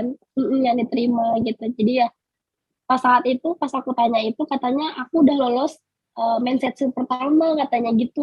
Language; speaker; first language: Indonesian; native; Indonesian